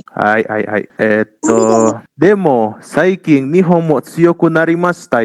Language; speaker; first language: Japanese; non-native, fluent; Indonesian